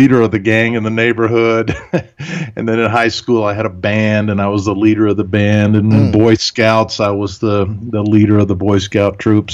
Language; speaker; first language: English; early bilingual, other home language; German